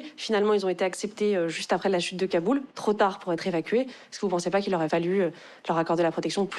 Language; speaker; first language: French; native; French